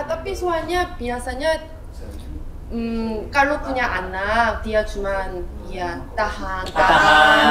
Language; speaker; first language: Indonesian; non-native, learner; Korean